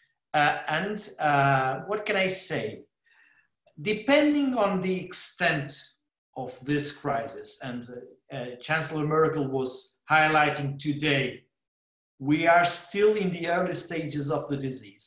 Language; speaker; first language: English; non-native, fluent; Portuguese